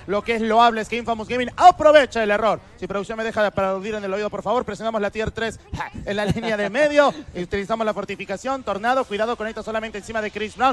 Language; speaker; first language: Spanish; native; Spanish